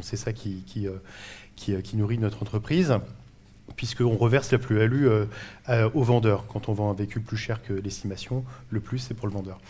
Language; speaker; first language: French; native; French